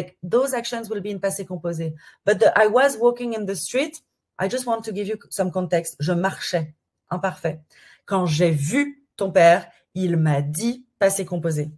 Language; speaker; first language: French; native; French